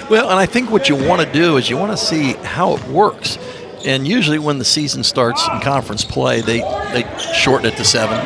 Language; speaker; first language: English; native; English